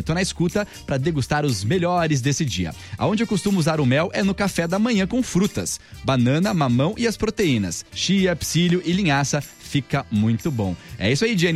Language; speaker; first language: Portuguese; native; Portuguese